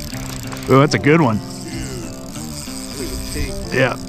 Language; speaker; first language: English; native; English